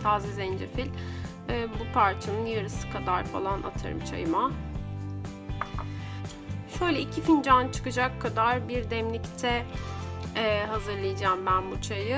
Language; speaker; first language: Turkish; native; Turkish